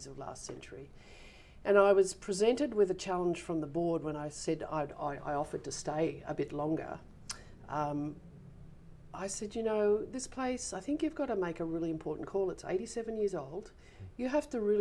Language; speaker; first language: English; native; English